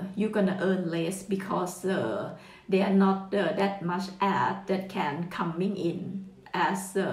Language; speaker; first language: English; non-native, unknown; Thai